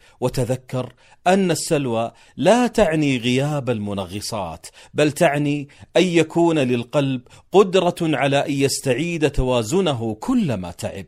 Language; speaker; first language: Arabic; native; Arabic